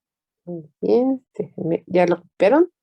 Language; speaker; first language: Spanish; native; Spanish